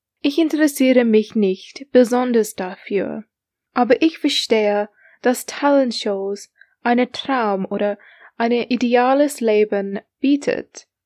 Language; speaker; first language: German; non-native, learner; English